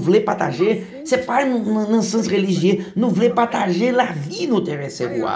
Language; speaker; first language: French; non-native, learner; Portuguese